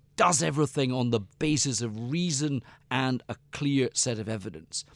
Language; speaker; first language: English; native; English